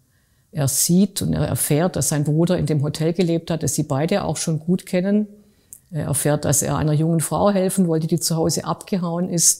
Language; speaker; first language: German; native; German